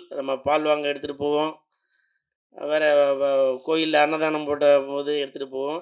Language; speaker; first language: Tamil; native; Tamil